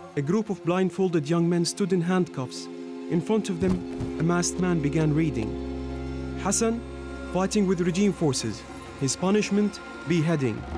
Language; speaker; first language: English; non-native, fluent; Burmese